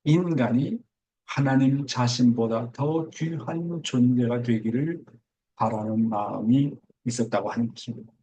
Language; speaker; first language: Korean; native; Korean